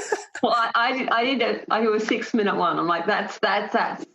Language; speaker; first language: English; native; English